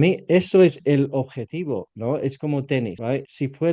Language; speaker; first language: Spanish; non-native, learner; English